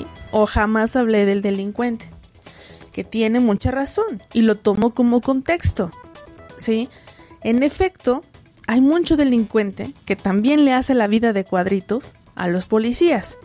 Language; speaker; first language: Spanish; native; Spanish